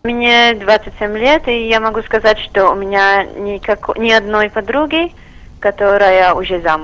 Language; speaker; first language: Russian; non-native, learner; Czech